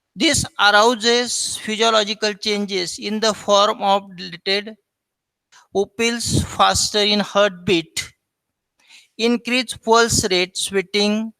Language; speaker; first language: English; non-native, local second language; Marathi